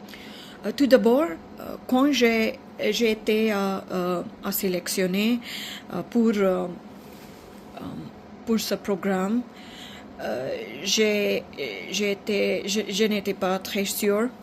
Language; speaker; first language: French; non-native, fluent; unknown